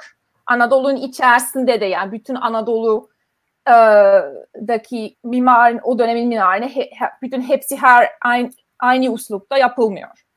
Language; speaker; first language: Turkish; non-native, fluent; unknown